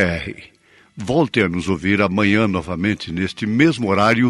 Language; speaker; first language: Portuguese; native; Portuguese